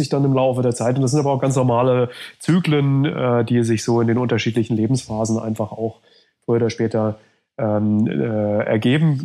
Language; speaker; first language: German; native; German